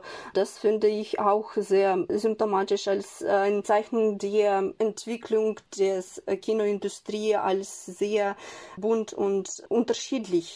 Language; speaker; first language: German; non-native, fluent; Ukrainian